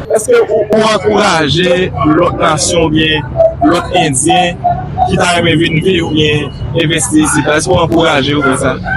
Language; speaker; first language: Haitian Creole; native; Haitian Creole